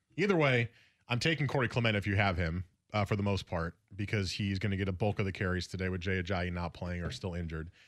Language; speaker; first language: English; native; English